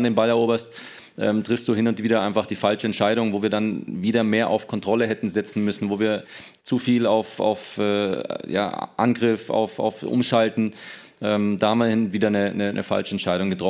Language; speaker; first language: German; native; German